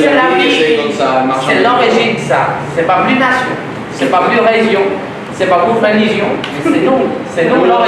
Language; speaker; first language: French; non-native, learner; Vietnamese